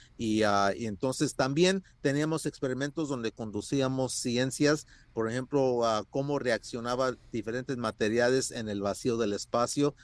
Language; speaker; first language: Spanish; early bilingual, heritage; Spanish